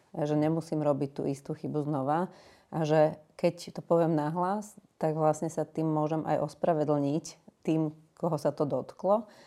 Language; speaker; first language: Slovak; native; Slovak